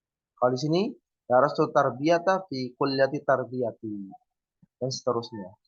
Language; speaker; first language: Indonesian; native; Indonesian